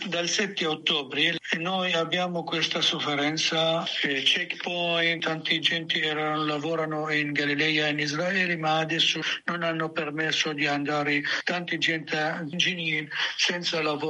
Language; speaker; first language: Italian; non-native, learner; Arabic